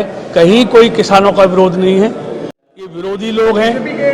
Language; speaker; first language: Hindi; native; Hindi